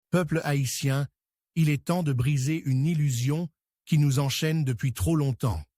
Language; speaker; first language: French; non-native, local second language; Haitian Creole